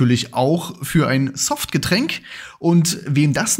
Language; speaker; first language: German; native; German